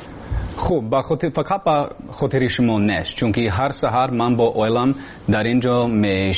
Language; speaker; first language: Persian; non-native, learner; English